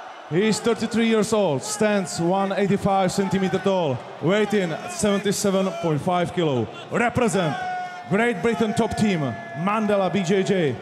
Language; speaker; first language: English; non-native, fluent; Czech